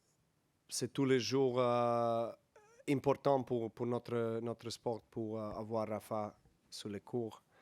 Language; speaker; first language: French; non-native, learner; Serbian